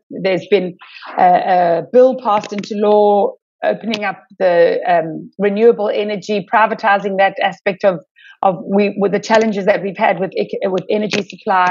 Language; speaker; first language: English; native; English